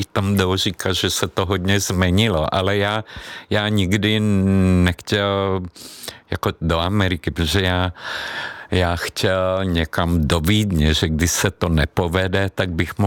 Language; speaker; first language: Czech; non-native, fluent; Hungarian